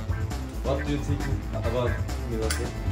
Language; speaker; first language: English; non-native, learner; Turkish